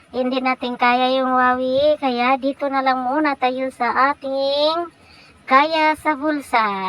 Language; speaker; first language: Filipino; non-native, local second language; Cebuano